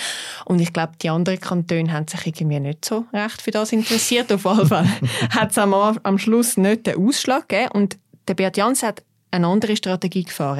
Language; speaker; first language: German; native; German